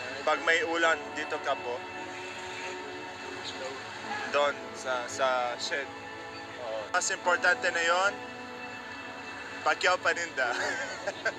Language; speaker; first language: Filipino; non-native, learner; Arabic